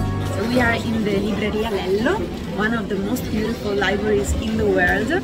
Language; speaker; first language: English; non-native, fluent; Italian